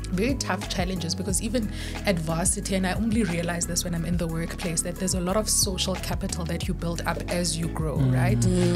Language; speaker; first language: English; non-native, local second language; Zulu